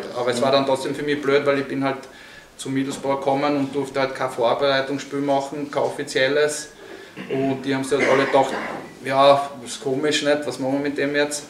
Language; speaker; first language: German; native; German